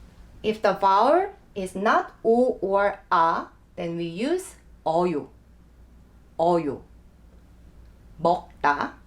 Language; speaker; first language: English; non-native, fluent; Korean